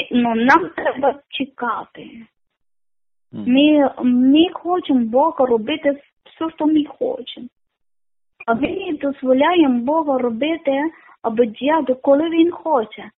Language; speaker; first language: Ukrainian; non-native, learner; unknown